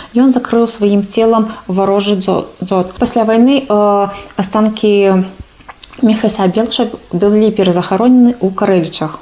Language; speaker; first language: Belarusian; native; Belarusian